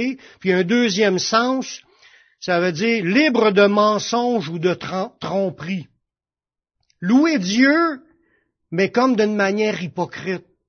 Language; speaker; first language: French; native; French